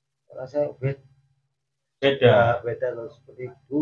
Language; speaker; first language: Indonesian; non-native, local second language; Javanese